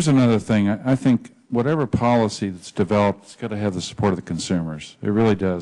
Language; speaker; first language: English; native; English